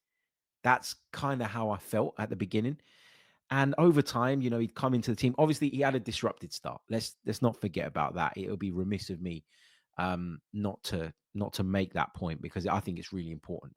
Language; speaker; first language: English; native; English